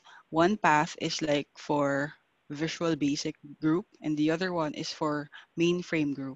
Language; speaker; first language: English; non-native, local second language; Filipino